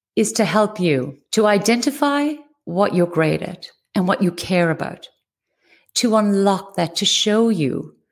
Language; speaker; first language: English; native; English